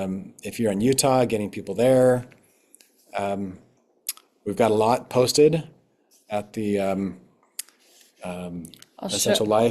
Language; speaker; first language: English; native; English